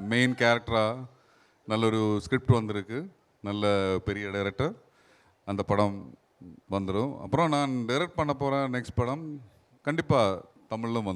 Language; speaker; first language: Tamil; non-native, learner; Malayalam